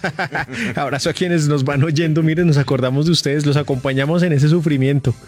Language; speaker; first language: Spanish; native; Spanish